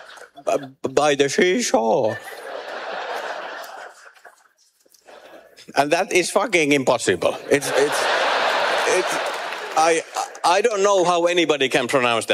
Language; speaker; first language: English; non-native, fluent; Finnish